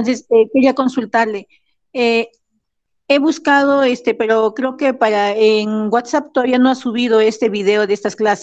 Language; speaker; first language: Spanish; native; Spanish